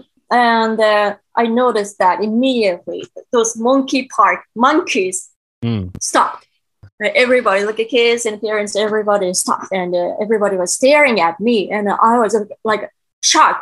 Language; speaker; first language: English; non-native, learner; Japanese